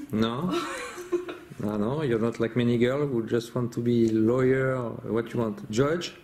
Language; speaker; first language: English; non-native, fluent; French